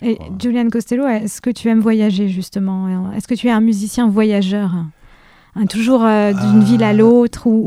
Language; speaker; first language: French; native; French